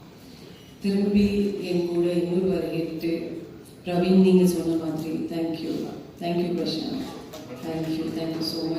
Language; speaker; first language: Tamil; non-native, fluent; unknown